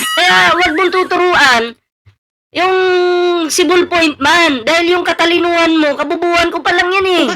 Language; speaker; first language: Filipino; non-native, local second language; Cebuano